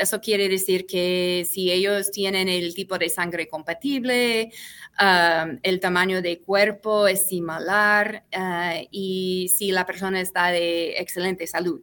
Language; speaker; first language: Spanish; non-native, fluent; English